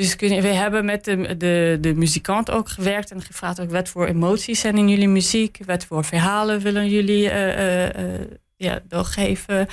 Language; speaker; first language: Dutch; non-native, learner; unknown